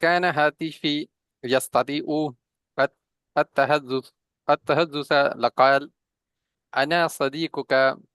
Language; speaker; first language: Arabic; non-native, learner; Hindi